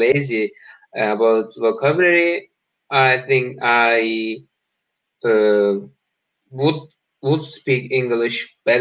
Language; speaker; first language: English; non-native, learner; Turkish